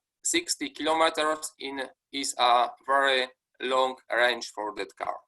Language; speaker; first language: English; non-native, fluent; Polish